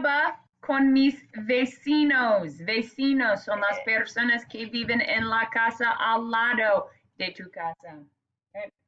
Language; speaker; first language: Spanish; non-native, fluent; English